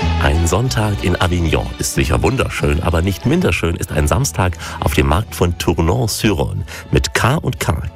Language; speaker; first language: German; native; German